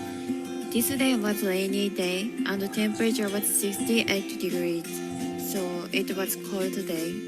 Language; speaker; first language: English; non-native, learner; Japanese